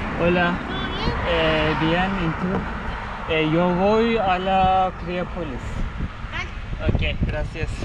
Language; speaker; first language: Spanish; non-native, learner; Turkish